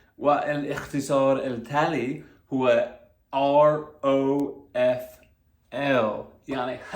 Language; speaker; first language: Arabic; non-native, fluent; English